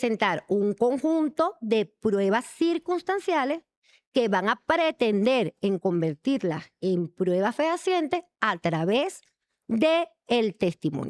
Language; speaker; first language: Spanish; native; Spanish